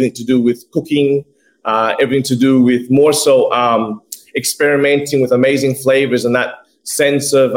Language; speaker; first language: English; native; English